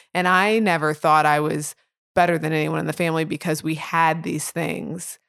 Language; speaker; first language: English; native; English